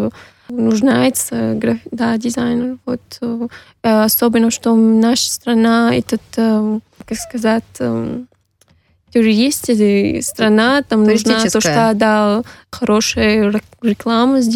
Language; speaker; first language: Russian; non-native, learner; Arabic